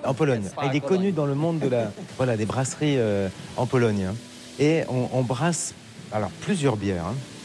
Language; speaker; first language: French; native; French